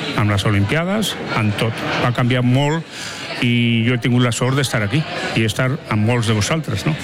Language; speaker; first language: Catalan; non-native, fluent; Basque